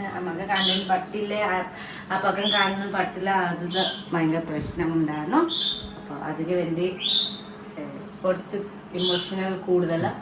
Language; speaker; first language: Malayalam; non-native, fluent; Nepali